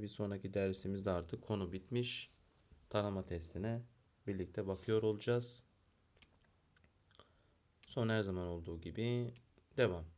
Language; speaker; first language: Turkish; native; Turkish